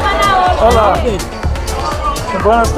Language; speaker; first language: Spanish; non-native, learner; English